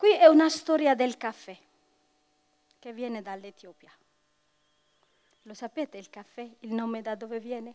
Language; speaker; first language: Italian; non-native, fluent; Tigrinya